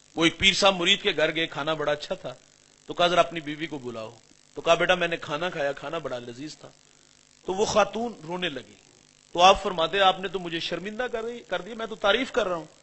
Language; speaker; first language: Urdu; non-native, local second language; Punjabi